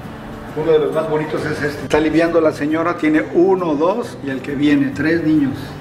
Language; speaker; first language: Spanish; native; Spanish